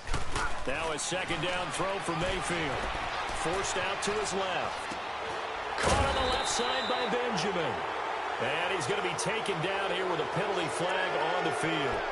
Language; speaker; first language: English; native; English